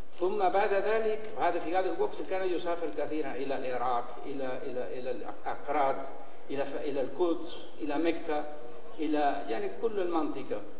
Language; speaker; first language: Arabic; non-native, fluent; Spanish